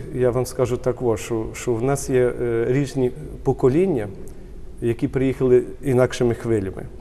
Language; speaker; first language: Ukrainian; early bilingual, heritage; Ukrainian